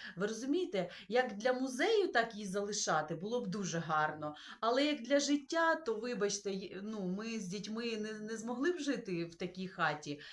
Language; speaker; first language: Ukrainian; non-native, local second language; Russian